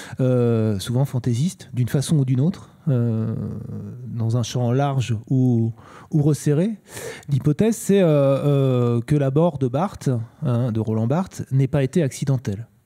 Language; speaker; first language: French; native; French